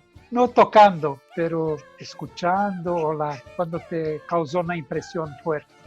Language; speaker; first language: Spanish; non-native, fluent; Portuguese